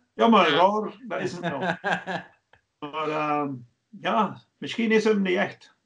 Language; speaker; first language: Dutch; non-native, fluent; English